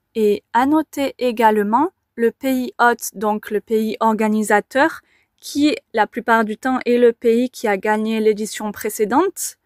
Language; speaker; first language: French; native; French